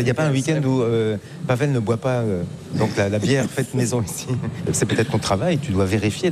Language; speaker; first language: French; native; French